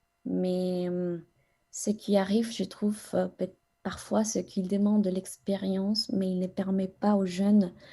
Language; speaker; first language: French; non-native, fluent; Spanish